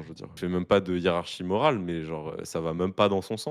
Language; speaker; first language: French; native; French